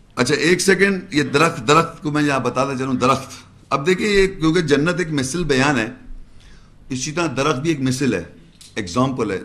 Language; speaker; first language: Urdu; native; Urdu